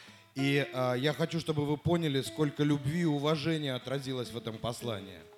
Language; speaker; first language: Russian; native; Russian